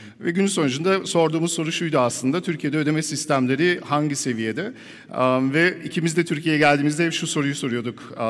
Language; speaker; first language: Turkish; early bilingual, heritage; Turkish